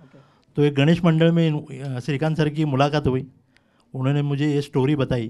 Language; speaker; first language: Hindi; non-native, local second language; Marathi